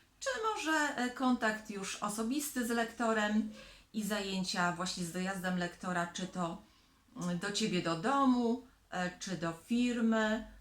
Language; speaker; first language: Polish; native; Polish